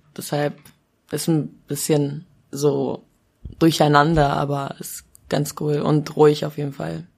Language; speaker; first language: German; early bilingual, other home language; Albanian